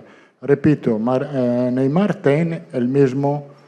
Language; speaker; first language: Portuguese; non-native, learner; Italian